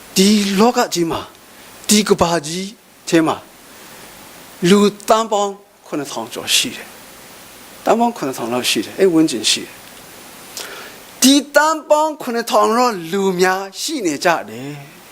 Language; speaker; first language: Burmese; non-native, local second language; Kachin